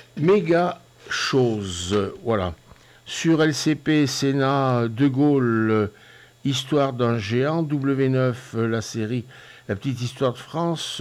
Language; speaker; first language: French; native; French